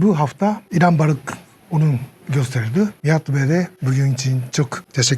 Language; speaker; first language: Turkish; non-native, learner; Japanese